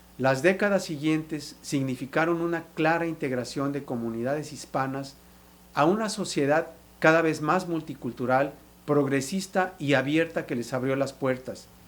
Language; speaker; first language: Spanish; native; Spanish